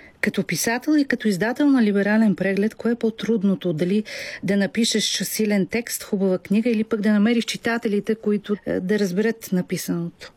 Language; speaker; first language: Bulgarian; native; Bulgarian